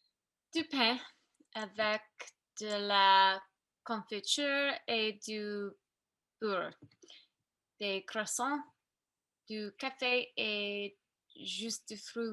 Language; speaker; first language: French; non-native, learner; English